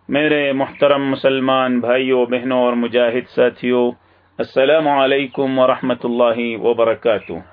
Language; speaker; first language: Urdu; native; Urdu